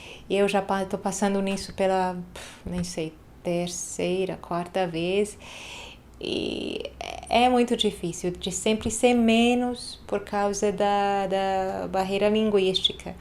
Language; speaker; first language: Portuguese; non-native, fluent; Hungarian